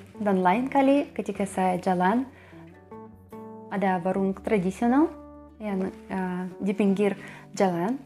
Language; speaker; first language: Indonesian; non-native, learner; Russian